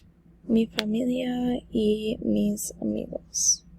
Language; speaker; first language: Spanish; non-native, learner; English